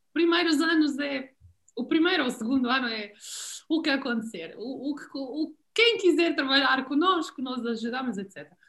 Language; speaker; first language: Portuguese; non-native, fluent; Serbian